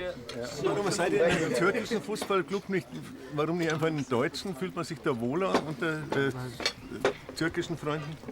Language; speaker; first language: German; native; German